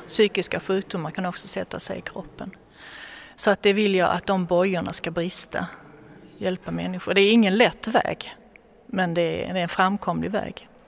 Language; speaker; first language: Swedish; native; Swedish